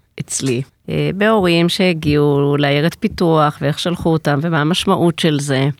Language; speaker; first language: Hebrew; native; Hebrew